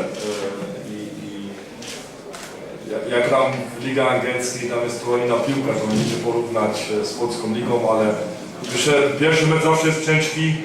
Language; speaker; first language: Polish; early bilingual, heritage; Polish